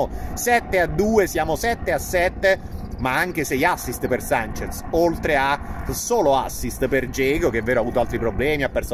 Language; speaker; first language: Italian; native; Italian